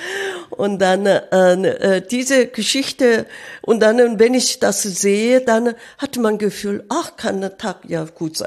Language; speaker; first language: German; non-native, fluent; Korean